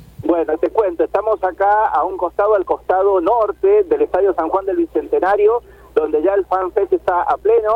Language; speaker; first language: Spanish; native; Spanish